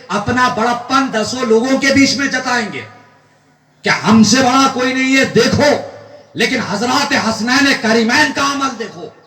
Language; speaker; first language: Urdu; native; Urdu